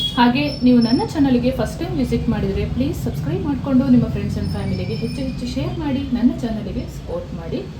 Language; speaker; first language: Kannada; native; Kannada